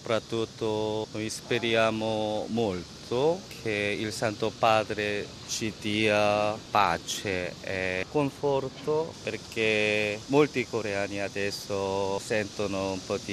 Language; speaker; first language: Italian; non-native, fluent; Korean